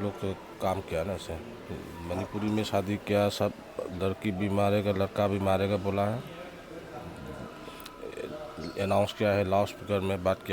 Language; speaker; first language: Hindi; non-native, local second language; Manipuri